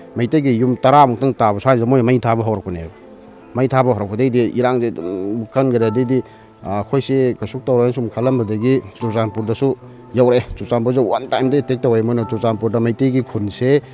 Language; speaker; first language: Manipuri; native; Manipuri